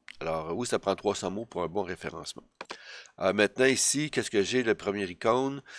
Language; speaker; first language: French; native; French